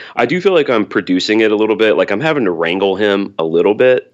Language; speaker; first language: English; native; English